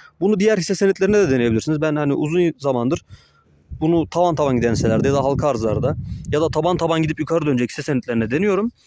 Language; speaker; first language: Turkish; native; Turkish